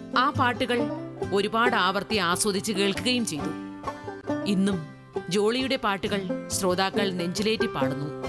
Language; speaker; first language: Malayalam; native; Malayalam